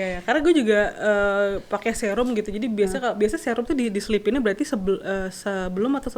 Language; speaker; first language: Indonesian; native; Indonesian